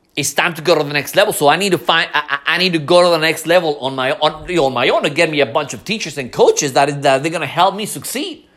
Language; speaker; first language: English; non-native, fluent; Spanish